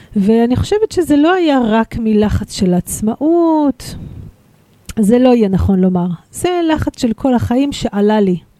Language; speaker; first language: Hebrew; early bilingual, other home language; Russian